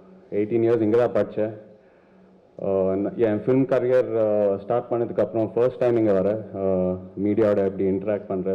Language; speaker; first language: Tamil; non-native, local second language; Telugu